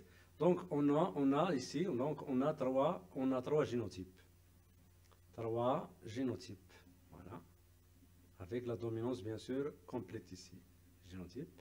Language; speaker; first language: French; non-native, local second language; Arabic